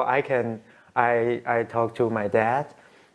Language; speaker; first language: English; non-native, learner; Chinese